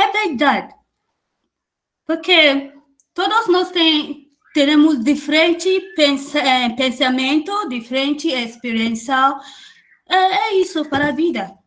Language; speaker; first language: Portuguese; non-native, learner; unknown